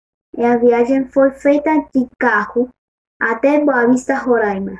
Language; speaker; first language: Portuguese; early bilingual, other home language; Spanish